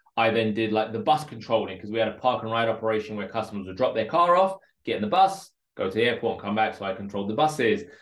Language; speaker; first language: English; early bilingual, other home language; Russian